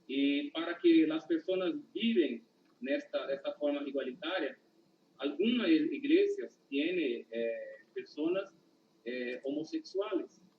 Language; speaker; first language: Spanish; non-native, learner; Portuguese